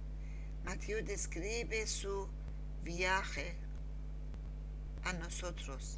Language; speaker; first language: Spanish; non-native, learner; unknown